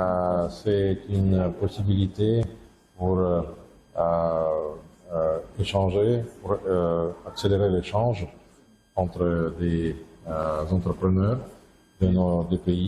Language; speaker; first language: French; non-native, fluent; Russian